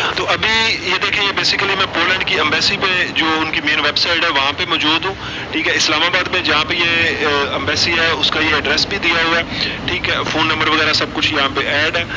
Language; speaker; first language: Urdu; non-native, local second language; Punjabi